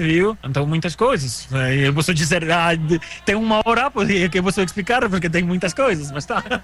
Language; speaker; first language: Portuguese; non-native, fluent; French